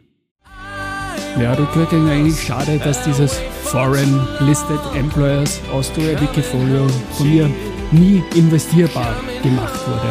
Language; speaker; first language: German; native; German